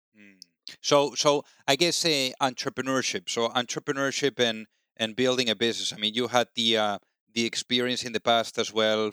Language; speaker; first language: English; non-native, fluent; Spanish